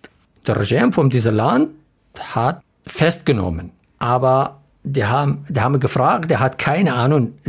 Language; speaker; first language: German; non-native, learner; Arabic